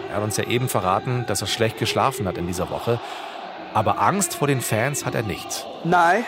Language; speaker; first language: German; native; German